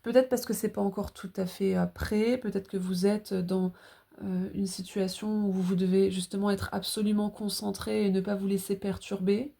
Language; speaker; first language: French; native; French